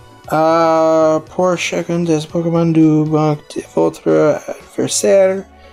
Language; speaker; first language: French; non-native, learner; English